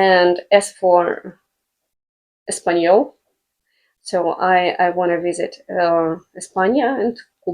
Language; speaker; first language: English; non-native, fluent; Russian